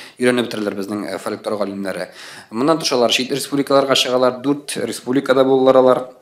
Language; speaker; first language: Tatar; native; Tatar